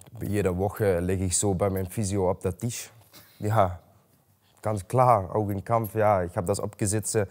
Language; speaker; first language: German; non-native, learner; Dutch